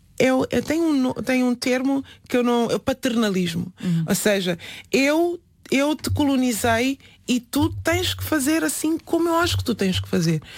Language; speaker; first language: Portuguese; non-native, local second language; Upper Guinea Crioulo